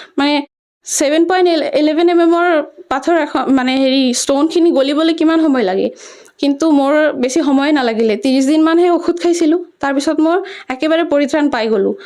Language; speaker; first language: Assamese; native; Assamese